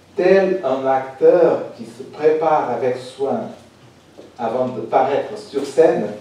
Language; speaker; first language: French; non-native, fluent; Portuguese